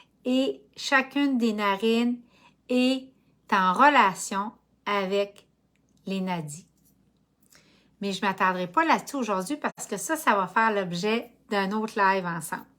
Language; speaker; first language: French; native; French